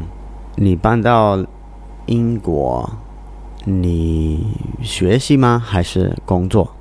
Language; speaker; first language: Chinese; non-native, learner; English